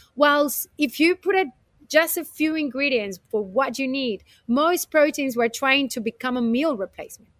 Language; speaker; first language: English; non-native, fluent; Spanish